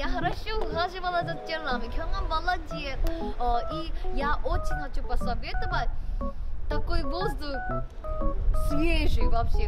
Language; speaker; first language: Russian; non-native, fluent; Korean